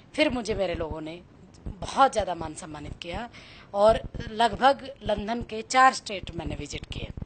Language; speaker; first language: Hindi; native; Hindi